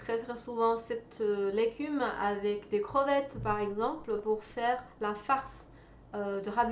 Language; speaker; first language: French; non-native, fluent; Chinese